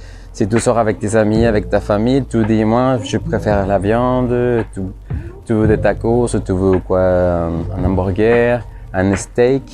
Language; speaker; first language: French; non-native, fluent; Spanish